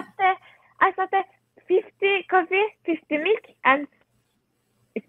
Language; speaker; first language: English; non-native, learner; Turkish